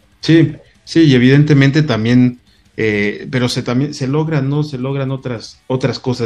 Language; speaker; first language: Spanish; native; Spanish